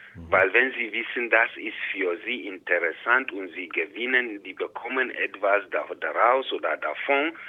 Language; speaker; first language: German; non-native, fluent; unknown